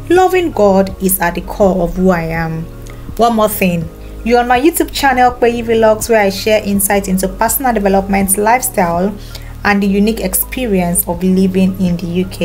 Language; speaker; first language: English; non-native, local second language; Yoruba